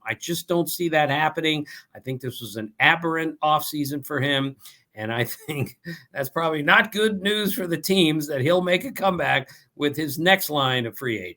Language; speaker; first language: English; native; English